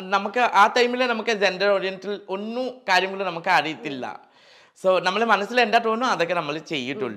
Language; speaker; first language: Malayalam; non-native, learner; Assamese